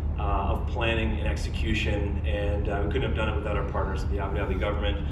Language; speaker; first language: English; native; English